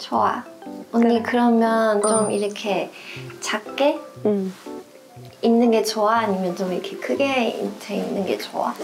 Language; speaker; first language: Korean; non-native, fluent; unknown